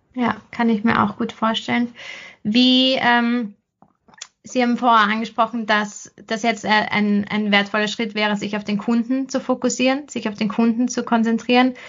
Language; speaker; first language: German; native; German